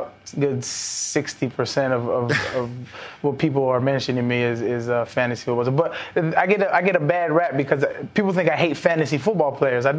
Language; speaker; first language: English; native; English